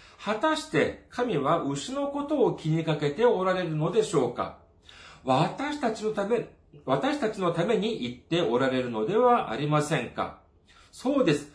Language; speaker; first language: Japanese; non-native, fluent; Korean